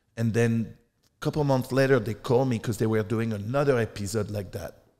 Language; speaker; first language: English; non-native, fluent; French